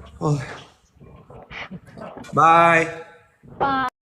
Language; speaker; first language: English; non-native, learner; Thai